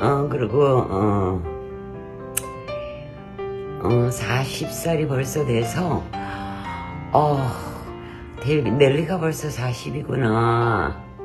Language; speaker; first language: Korean; native; Korean